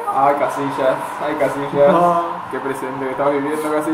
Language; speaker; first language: Spanish; native; Spanish